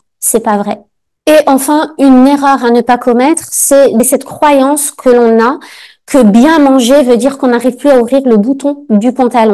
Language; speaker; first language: French; native; French